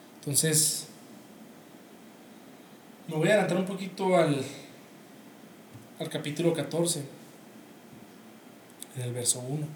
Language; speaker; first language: Spanish; native; Spanish